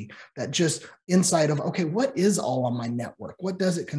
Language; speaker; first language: English; native; English